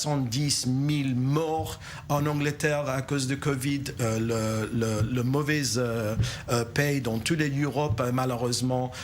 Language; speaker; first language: French; non-native, learner; English